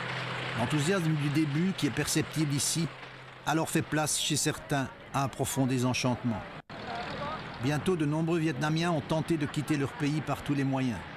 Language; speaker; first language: French; native; French